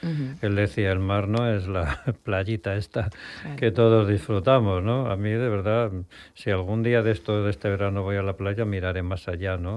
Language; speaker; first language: Spanish; native; Spanish